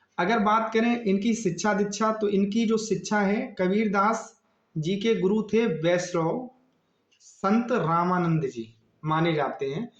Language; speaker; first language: Hindi; native; Hindi